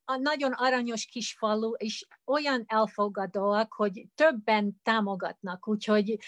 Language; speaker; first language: Hungarian; early bilingual, heritage; Hungarian